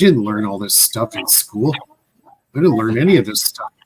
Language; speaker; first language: English; native; English